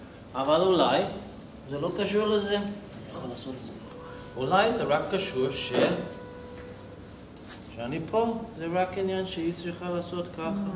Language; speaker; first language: Hebrew; non-native, fluent; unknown